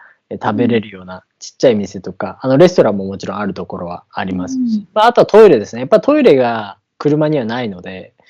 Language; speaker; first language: Japanese; native; Japanese